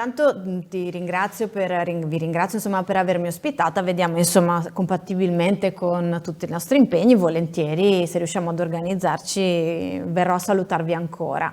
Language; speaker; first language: Italian; native; Italian